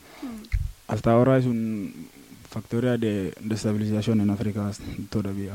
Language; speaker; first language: Spanish; non-native, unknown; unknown